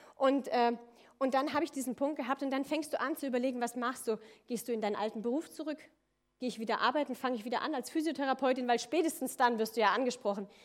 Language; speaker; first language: German; native; German